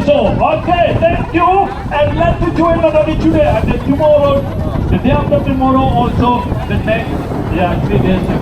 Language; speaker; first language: English; non-native, learner; Indonesian